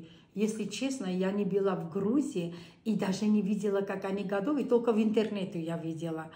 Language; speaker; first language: Russian; non-native, local second language; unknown